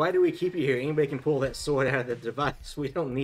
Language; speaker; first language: English; native; English